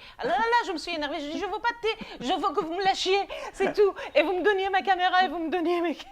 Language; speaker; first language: French; non-native, fluent; Persian